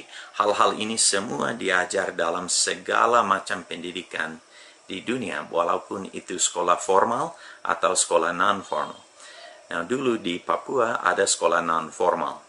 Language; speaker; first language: Indonesian; non-native, fluent; English